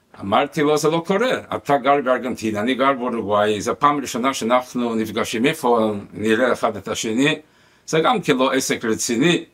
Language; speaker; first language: Hebrew; non-native, fluent; Spanish